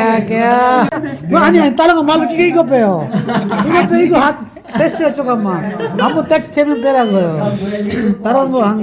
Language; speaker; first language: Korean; non-native, learner; Urdu